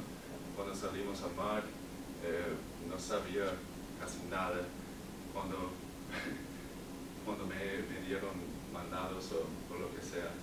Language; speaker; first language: Spanish; non-native, learner; English